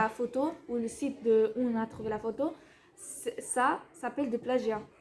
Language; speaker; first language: French; non-native, fluent; Spanish